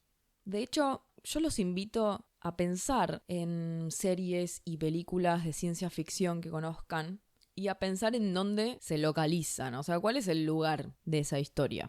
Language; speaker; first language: Spanish; native; Spanish